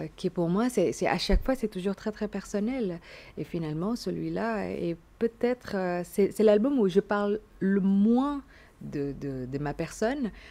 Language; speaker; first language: French; non-native, fluent; Indonesian